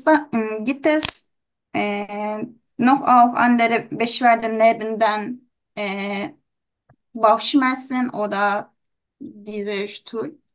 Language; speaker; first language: German; non-native, learner; Turkish